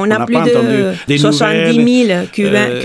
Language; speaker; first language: French; non-native, fluent; Spanish